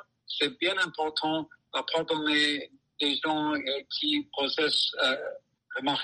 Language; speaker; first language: French; non-native, fluent; English